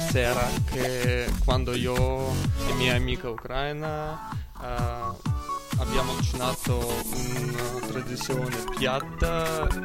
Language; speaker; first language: Italian; non-native, learner; Ukrainian